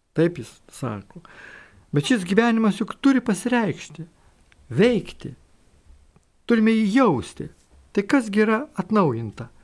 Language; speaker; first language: Lithuanian; native; Lithuanian